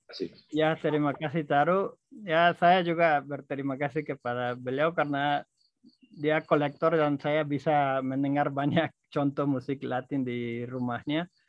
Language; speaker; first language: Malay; non-native, fluent; Spanish